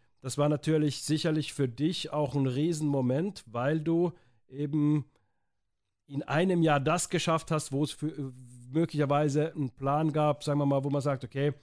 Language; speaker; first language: German; native; German